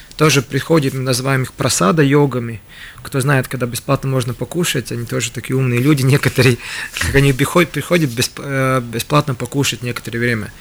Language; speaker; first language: Russian; non-native, local second language; Latvian